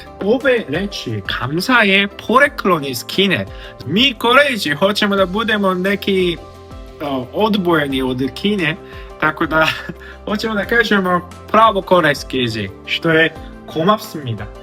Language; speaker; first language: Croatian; non-native, fluent; Korean